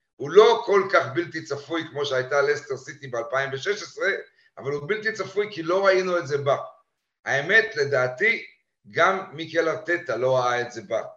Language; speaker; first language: Hebrew; native; Hebrew